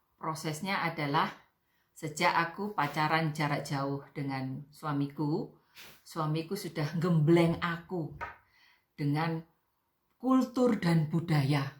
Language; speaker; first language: Indonesian; native; Indonesian